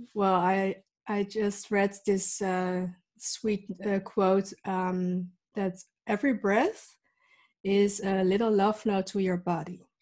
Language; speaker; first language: English; early bilingual, other home language; Dutch